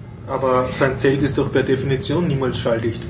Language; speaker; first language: German; native; German